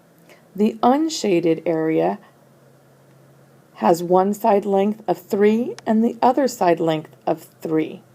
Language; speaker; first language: English; native; English